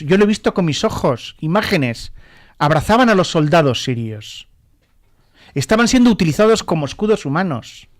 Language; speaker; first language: Spanish; native; Spanish